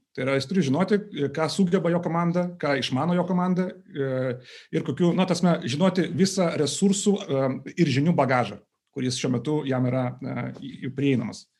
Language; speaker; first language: Lithuanian; non-native, local second language; Russian